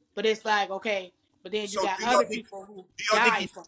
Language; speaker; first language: English; native; English